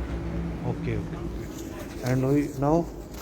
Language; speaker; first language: English; non-native, learner; Urdu